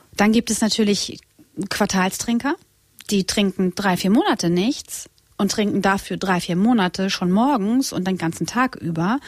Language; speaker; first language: German; early bilingual, other home language; Croatian